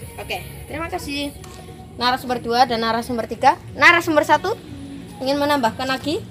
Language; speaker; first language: Indonesian; native; Indonesian